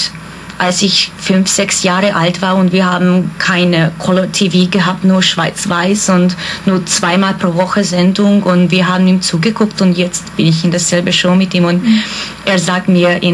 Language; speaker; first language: German; non-native, fluent; Hungarian